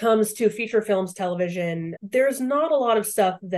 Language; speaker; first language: English; native; English